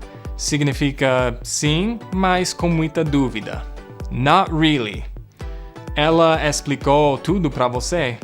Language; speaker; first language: Portuguese; non-native, fluent; English